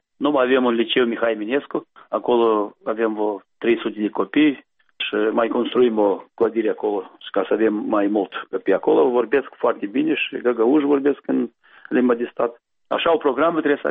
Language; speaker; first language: Romanian; non-native, local second language; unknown